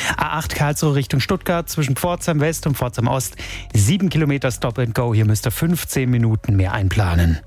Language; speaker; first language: German; native; German